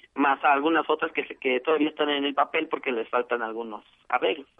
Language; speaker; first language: Spanish; native; Spanish